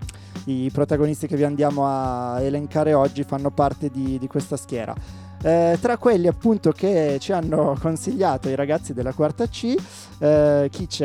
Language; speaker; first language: Italian; native; Italian